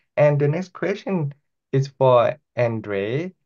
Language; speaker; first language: English; non-native, fluent; Thai